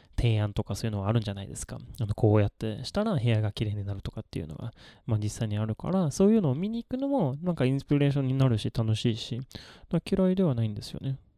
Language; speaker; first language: Japanese; non-native, fluent; Swedish